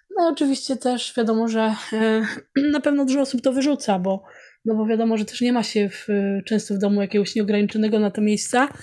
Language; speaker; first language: Polish; native; Polish